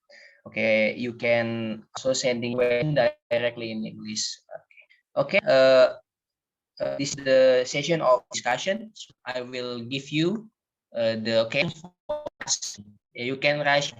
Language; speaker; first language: English; non-native, learner; Indonesian